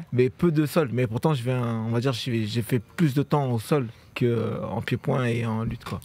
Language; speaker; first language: French; native; French